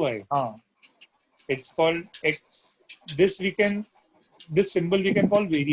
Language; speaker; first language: English; non-native, local second language; Hindi